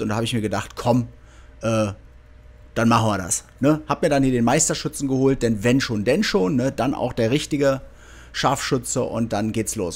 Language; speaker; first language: German; native; German